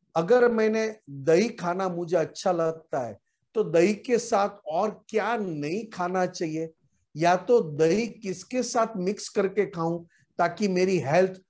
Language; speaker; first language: Hindi; non-native, local second language; Gujarati